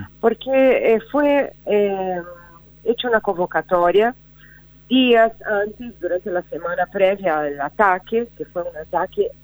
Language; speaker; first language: Spanish; non-native, fluent; Portuguese